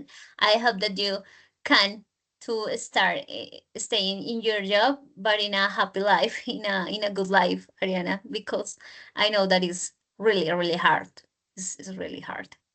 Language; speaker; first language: English; non-native, learner; Spanish